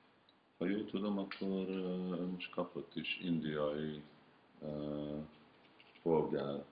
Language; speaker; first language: Hungarian; early bilingual, heritage; Hungarian